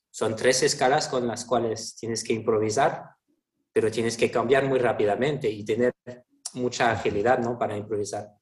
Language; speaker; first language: Spanish; non-native, fluent; French